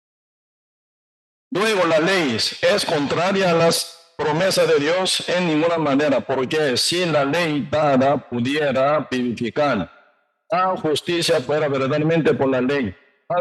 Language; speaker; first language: Spanish; non-native, learner; Korean